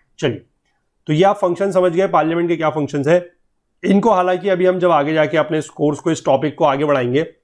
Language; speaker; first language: Hindi; native; Hindi